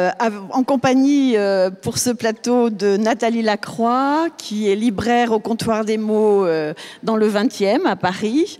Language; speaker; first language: French; native; French